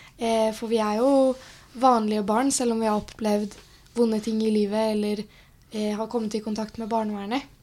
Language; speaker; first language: Norwegian; native; Norwegian